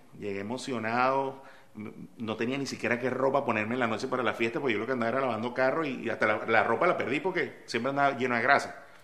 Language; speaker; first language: Spanish; native; Spanish